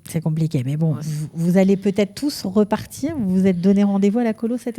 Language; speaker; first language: French; native; French